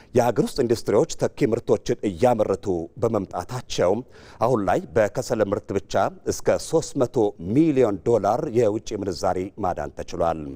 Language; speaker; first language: Amharic; native; Amharic